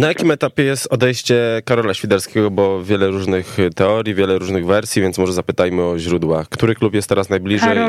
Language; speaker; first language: Polish; native; Polish